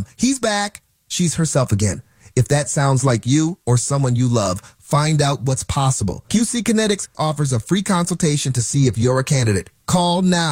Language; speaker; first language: English; native; English